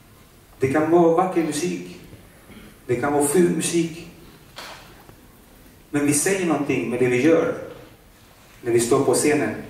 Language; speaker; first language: Swedish; non-native, fluent; Spanish